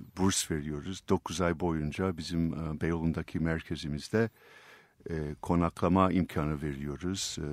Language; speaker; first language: Turkish; non-native, fluent; English